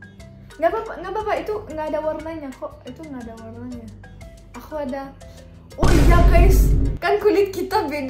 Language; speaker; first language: Indonesian; non-native, fluent; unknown